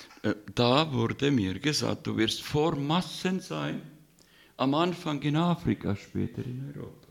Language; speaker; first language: German; non-native, fluent; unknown